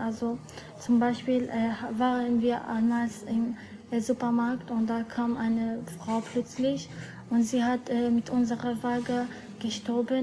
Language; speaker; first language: German; non-native, learner; Arabic